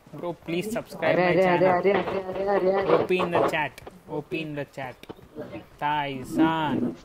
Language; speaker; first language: Hindi; non-native, local second language; Kannada